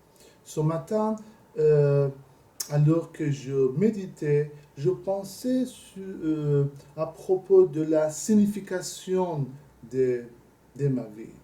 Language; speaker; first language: French; non-native, learner; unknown